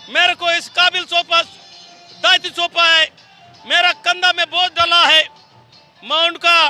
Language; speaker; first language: Hindi; native; Hindi